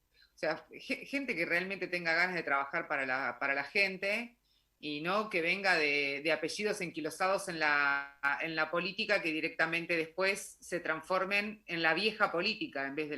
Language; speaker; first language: Spanish; native; Spanish